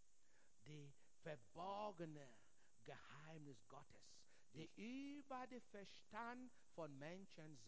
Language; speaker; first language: German; non-native, learner; English